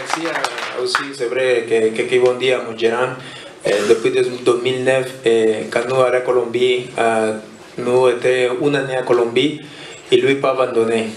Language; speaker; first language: French; non-native, learner; Spanish